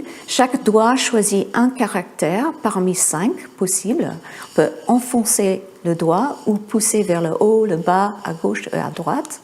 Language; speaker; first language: French; non-native, fluent; English